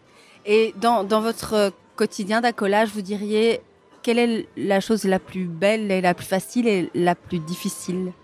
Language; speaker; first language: French; native; French